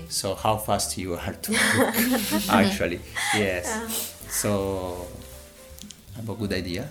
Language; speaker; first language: English; non-native, learner; Italian